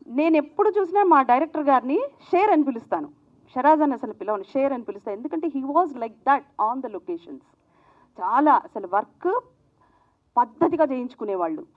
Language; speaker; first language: Telugu; native; Telugu